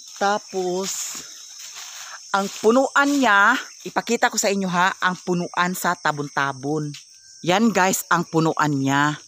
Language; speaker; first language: Filipino; non-native, local second language; Cebuano